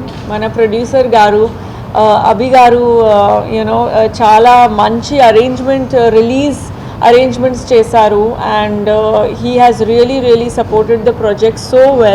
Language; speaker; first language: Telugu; non-native, fluent; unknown